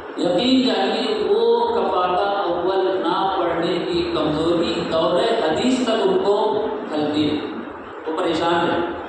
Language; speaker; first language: Urdu; native; Urdu